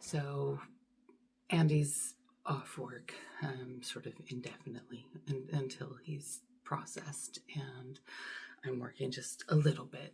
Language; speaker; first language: English; native; English